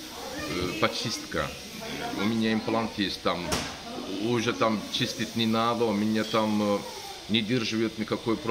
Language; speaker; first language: Russian; non-native, learner; Turkish